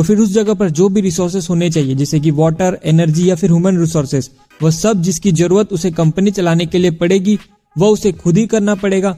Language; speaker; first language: Hindi; native; Hindi